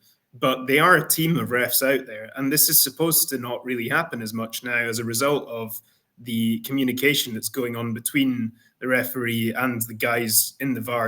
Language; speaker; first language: English; native; English